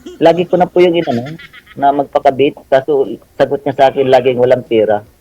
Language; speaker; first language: Filipino; non-native, local second language; Cebuano